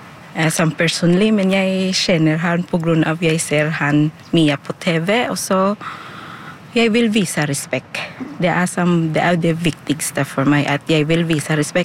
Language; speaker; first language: Norwegian; non-native, learner; Filipino